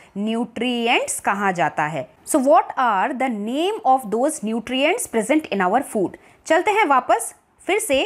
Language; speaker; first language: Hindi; non-native, local second language; Bangla